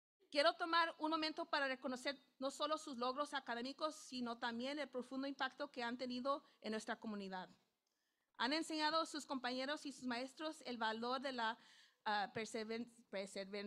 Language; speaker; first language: Spanish; non-native, learner; English